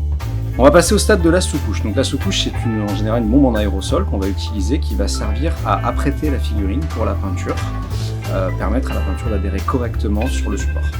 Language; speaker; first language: French; native; French